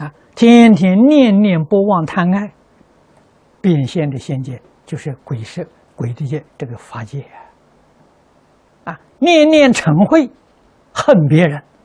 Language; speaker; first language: Chinese; native; Chinese